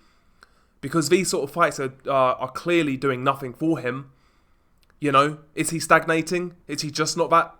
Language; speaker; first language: English; native; English